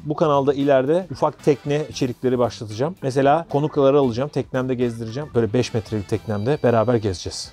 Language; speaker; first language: Turkish; native; Turkish